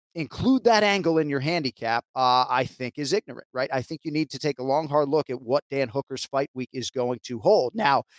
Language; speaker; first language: English; native; English